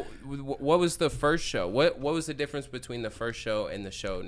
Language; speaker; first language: English; native; English